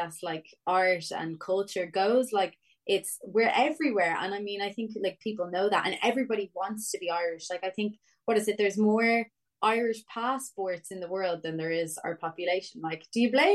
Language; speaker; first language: English; native; English